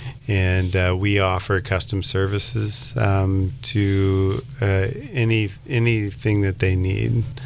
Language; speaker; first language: English; native; English